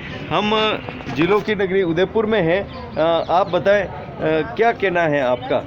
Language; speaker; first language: Hindi; native; Hindi